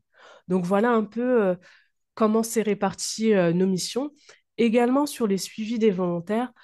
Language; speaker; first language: French; native; French